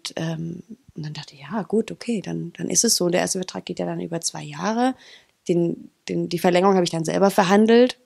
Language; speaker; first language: German; non-native, fluent; Danish